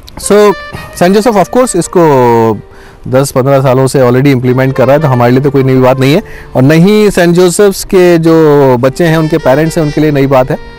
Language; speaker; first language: Hindi; native; Hindi